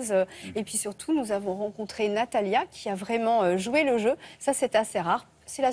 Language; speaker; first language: French; native; French